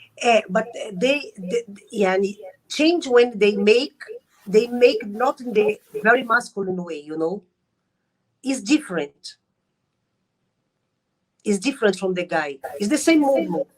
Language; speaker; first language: English; non-native, learner; Arabic